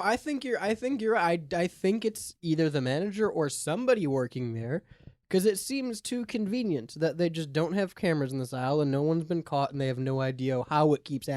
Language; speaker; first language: English; native; English